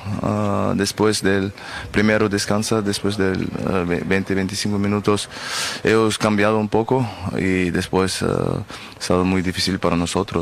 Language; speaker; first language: Spanish; non-native, learner; German